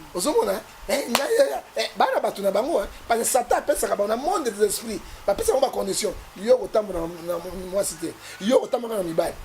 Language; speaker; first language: Lingala; native; Lingala